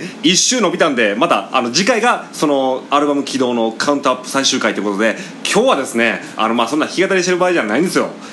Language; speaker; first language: Japanese; native; Japanese